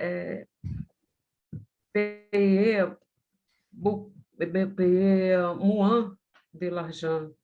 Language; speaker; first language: French; non-native, learner; Portuguese